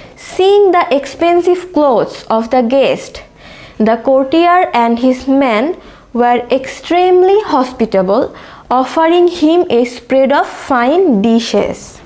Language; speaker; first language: English; non-native, local second language; Bangla